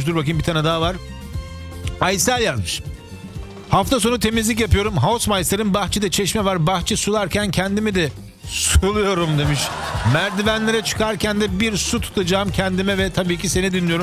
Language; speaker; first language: Turkish; early bilingual, other home language; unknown